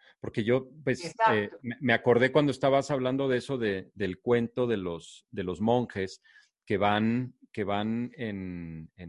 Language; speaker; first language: Spanish; native; Spanish